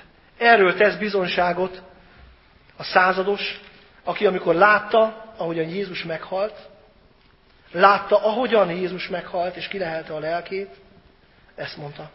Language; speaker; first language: Hungarian; native; Hungarian